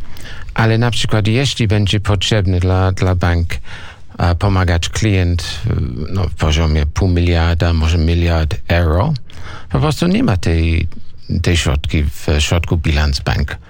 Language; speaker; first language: Polish; non-native, fluent; English